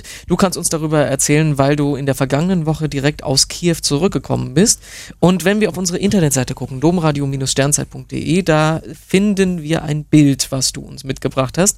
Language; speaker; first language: German; native; German